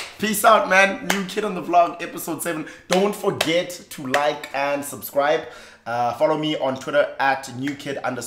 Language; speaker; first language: English; non-native, local second language; Xhosa